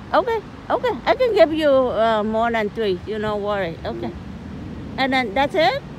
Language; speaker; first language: English; non-native, learner; Vietnamese